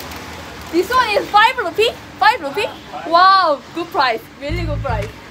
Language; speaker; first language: English; non-native, learner; Korean